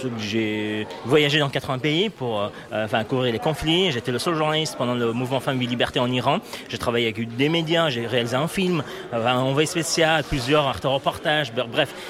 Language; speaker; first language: French; non-native, fluent; Persian